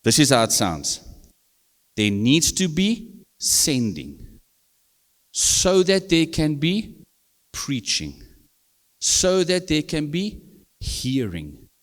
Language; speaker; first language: English; non-native, local second language; Afrikaans